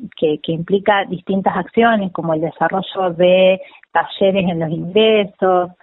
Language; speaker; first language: Spanish; native; Spanish